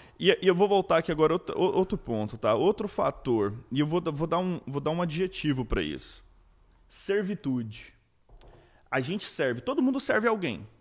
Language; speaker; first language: Portuguese; native; Portuguese